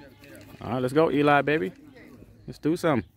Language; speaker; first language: English; native; English